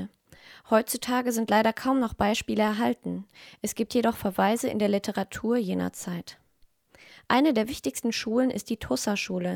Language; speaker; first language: German; native; German